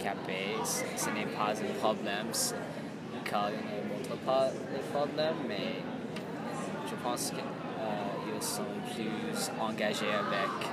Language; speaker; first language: French; non-native, learner; English